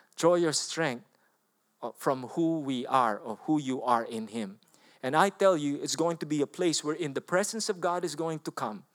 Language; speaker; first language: English; non-native, local second language; Filipino